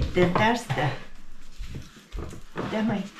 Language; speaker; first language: Finnish; native; Finnish